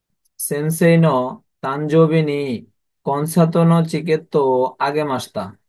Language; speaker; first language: Japanese; non-native, fluent; Bangla